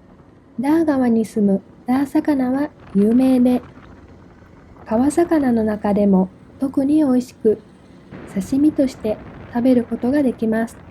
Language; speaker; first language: Japanese; non-native, fluent; Vietnamese